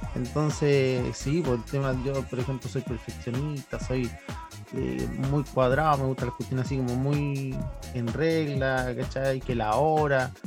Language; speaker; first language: Spanish; native; Spanish